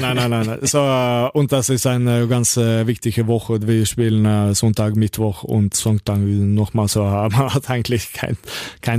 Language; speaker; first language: German; non-native, learner; Norwegian